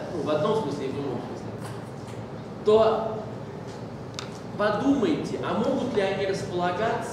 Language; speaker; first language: Russian; native; Russian